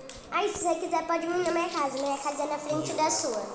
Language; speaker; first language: Portuguese; native; Portuguese